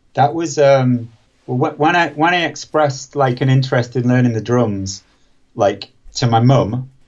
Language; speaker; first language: English; native; English